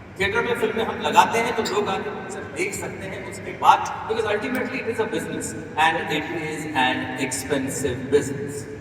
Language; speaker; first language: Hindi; non-native, local second language; Marathi